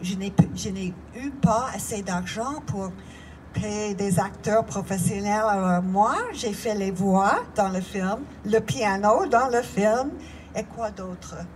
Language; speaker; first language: French; non-native, fluent; English